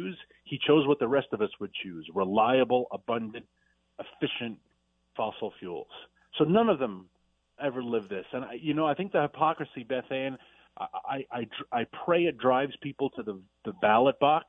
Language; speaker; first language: English; native; English